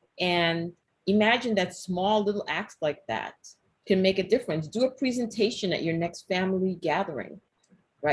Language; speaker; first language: English; native; English